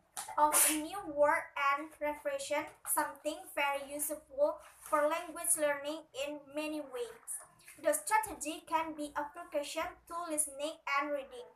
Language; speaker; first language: English; non-native, learner; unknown